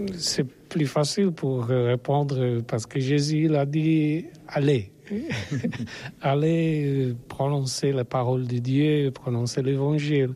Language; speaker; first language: French; non-native, learner; Polish